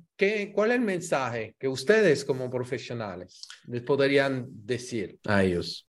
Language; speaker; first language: Spanish; non-native, fluent; French